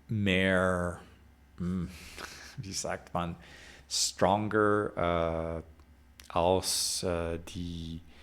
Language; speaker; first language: German; non-native, learner; English